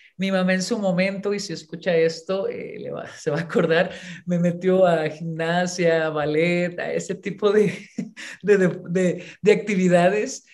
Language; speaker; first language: Spanish; native; Spanish